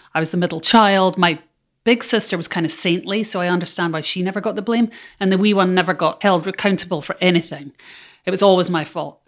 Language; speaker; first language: English; native; English